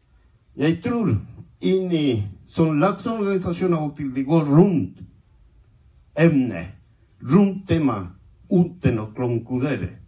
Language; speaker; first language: Norwegian; non-native, fluent; Spanish